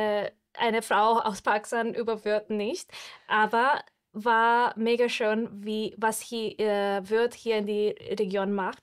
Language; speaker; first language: German; non-native, fluent; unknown